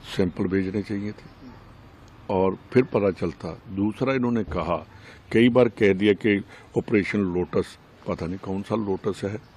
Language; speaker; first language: Hindi; non-native, local second language; Punjabi